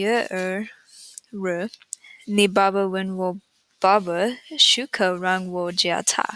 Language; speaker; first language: Chinese; non-native, learner; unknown